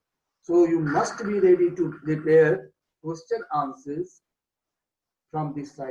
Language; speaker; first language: English; non-native, local second language; Hindi